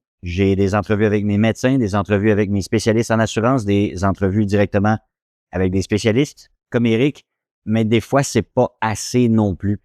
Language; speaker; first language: French; native; French